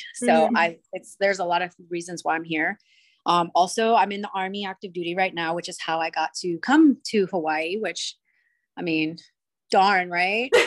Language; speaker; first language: English; early bilingual, other home language; Spanish